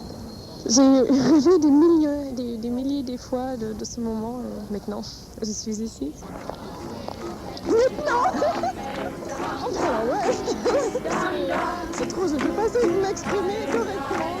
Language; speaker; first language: French; non-native, fluent; German